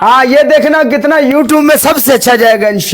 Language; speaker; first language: Hindi; non-native, fluent; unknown